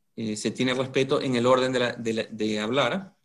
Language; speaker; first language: Spanish; native; Spanish